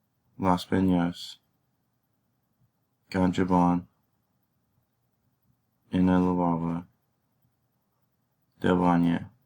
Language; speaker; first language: Spanish; non-native, learner; English